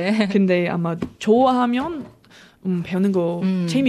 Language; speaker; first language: Korean; non-native, learner; English